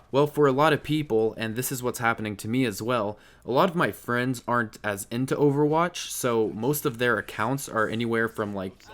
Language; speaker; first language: English; native; English